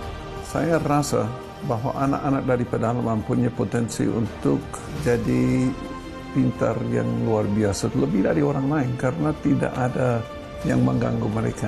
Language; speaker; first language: Indonesian; non-native, fluent; English